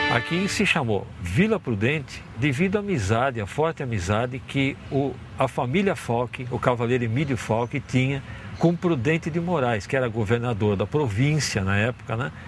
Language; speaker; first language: Portuguese; native; Portuguese